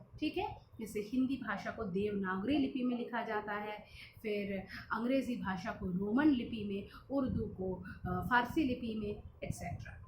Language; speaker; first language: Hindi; non-native, local second language; Bangla